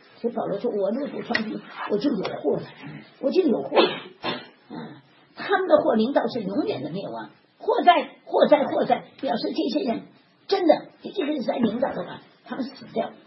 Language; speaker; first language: Chinese; native; Chinese